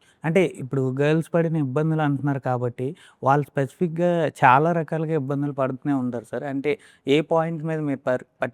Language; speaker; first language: Telugu; native; Telugu